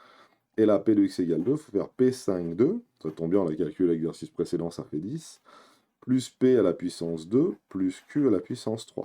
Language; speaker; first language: French; native; French